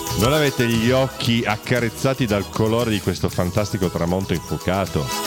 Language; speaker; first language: Italian; native; Italian